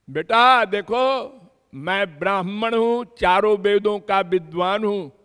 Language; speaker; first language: Hindi; native; Hindi